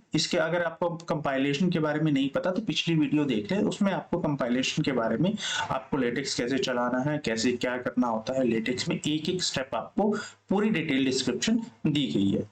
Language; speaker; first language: Hindi; native; Hindi